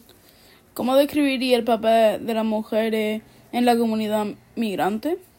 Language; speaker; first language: Spanish; native; Spanish